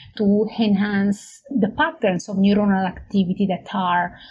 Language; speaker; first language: English; non-native, fluent; Italian